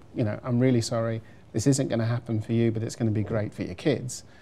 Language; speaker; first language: English; native; English